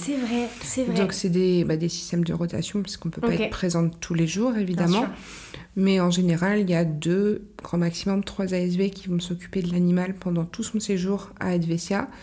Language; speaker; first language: French; native; French